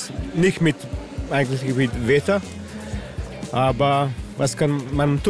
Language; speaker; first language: German; non-native, learner; Slovenian